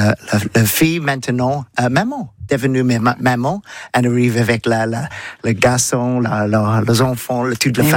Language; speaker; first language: French; non-native, learner; English